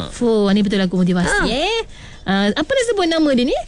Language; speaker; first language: Malay; native; Malay